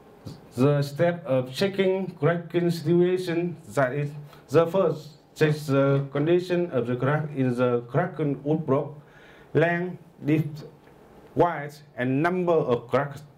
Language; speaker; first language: English; non-native, learner; Vietnamese